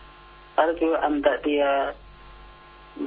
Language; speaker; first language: Arabic; non-native, learner; Indonesian